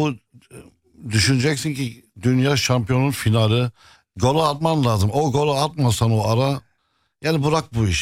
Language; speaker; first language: Turkish; early bilingual, heritage; Turkish